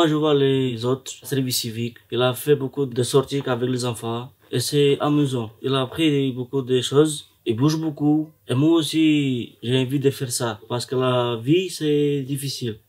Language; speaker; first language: French; non-native, learner; Romany